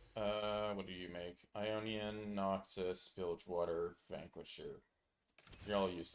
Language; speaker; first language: English; native; English